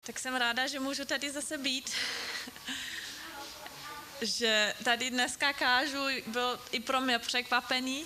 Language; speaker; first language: Czech; non-native, fluent; German